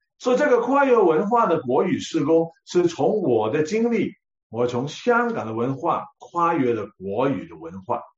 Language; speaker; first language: Chinese; non-native, local second language; Cantonese